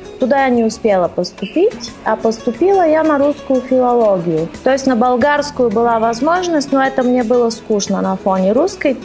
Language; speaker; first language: Russian; early bilingual, heritage; Russian